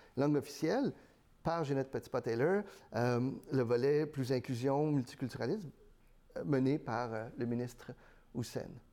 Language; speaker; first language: French; early bilingual, other home language; Spanish